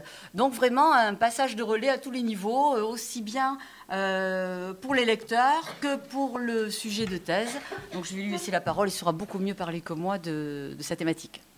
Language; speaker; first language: French; native; French